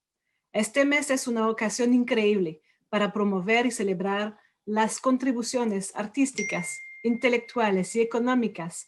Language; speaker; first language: Spanish; non-native, fluent; French